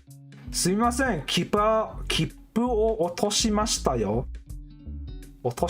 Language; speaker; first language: Japanese; non-native, learner; English